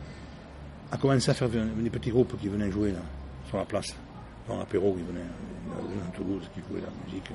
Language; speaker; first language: French; native; French